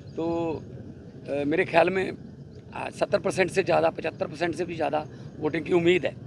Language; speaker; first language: Hindi; non-native, local second language; Punjabi